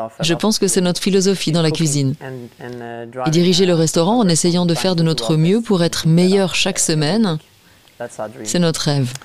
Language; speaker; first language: French; non-native, fluent; Danish